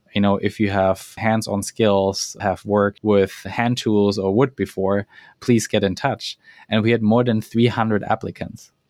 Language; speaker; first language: English; non-native, fluent; German